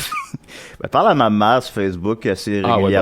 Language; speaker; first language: French; native; French